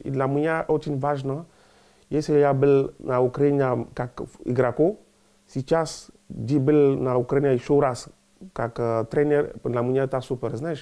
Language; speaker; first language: Russian; non-native, learner; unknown